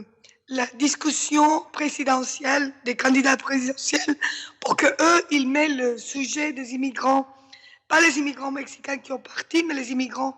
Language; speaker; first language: French; non-native, fluent; Spanish